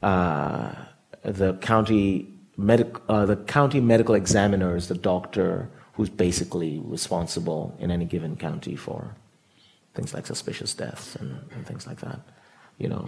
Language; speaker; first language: English; non-native, local second language; Yoruba